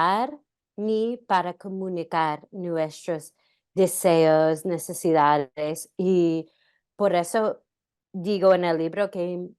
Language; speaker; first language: Spanish; non-native, fluent; English